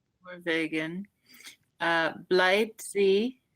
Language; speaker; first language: German; non-native, learner; English